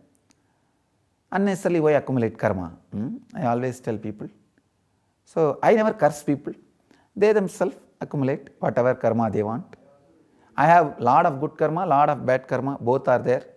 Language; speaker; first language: English; non-native, local second language; Tamil